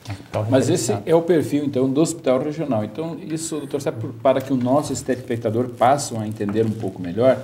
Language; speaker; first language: Portuguese; native; Portuguese